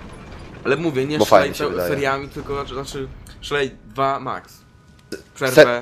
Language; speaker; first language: Polish; native; Polish